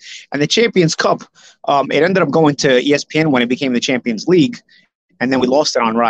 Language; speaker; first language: English; early bilingual, other home language; Italian